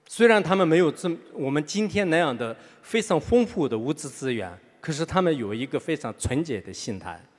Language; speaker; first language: Chinese; non-native, local second language; Tibetan